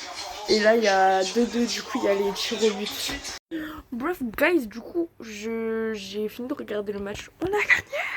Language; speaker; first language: French; native; French